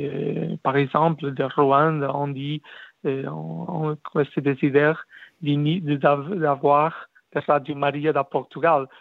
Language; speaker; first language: French; non-native, learner; Portuguese